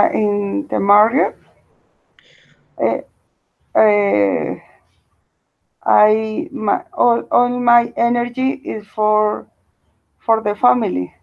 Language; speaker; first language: English; non-native, learner; Spanish